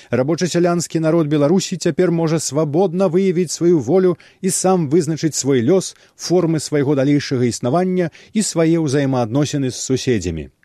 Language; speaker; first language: Belarusian; native; Belarusian